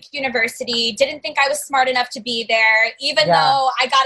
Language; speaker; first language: English; native; English